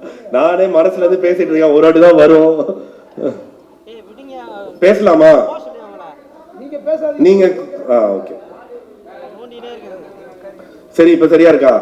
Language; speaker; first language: Tamil; native; Tamil